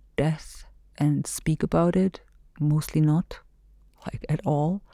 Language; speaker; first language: English; non-native, fluent; German